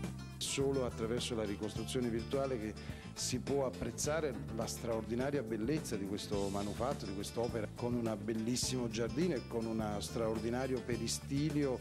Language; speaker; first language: Italian; native; Italian